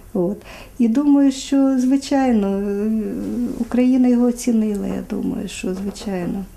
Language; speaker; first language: Ukrainian; native; Ukrainian